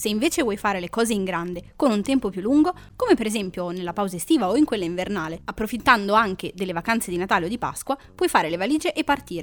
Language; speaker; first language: Italian; native; Italian